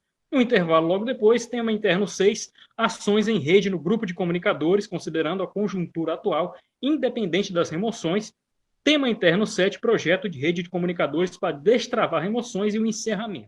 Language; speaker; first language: Portuguese; native; Portuguese